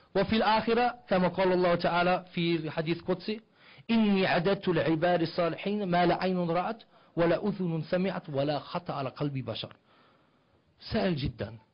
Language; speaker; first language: Arabic; non-native, fluent; German